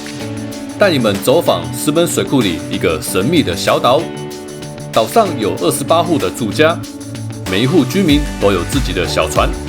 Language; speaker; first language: Chinese; native; Chinese